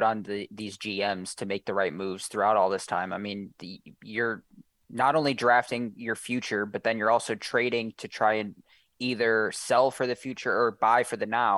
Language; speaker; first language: English; native; English